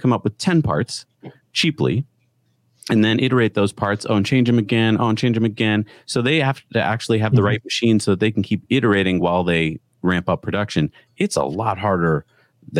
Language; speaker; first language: English; native; English